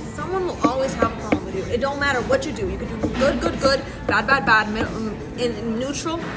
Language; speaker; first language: English; early bilingual, other home language; Spanish